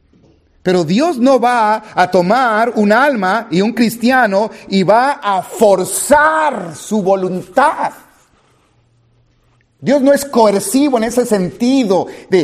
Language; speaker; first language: Spanish; native; Spanish